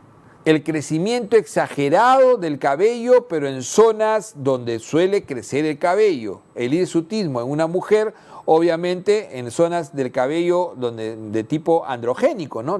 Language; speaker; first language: Spanish; native; Spanish